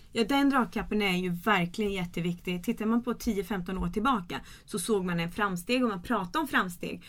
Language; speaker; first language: Swedish; early bilingual, other home language; Kurdish